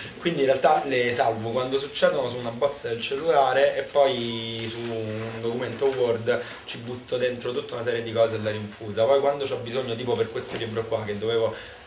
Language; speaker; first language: Italian; native; Italian